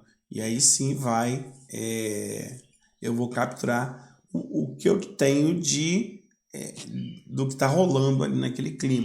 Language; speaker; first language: Portuguese; native; Portuguese